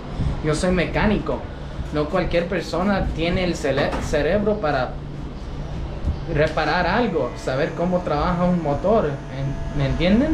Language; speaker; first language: Spanish; early bilingual, heritage; Spanish